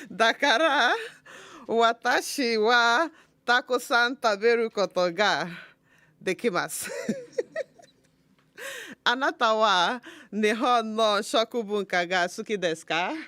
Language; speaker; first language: Japanese; non-native, learner; Igbo